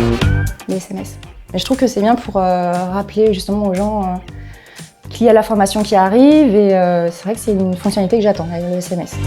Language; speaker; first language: French; native; French